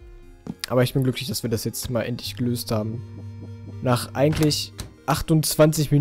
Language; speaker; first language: German; native; German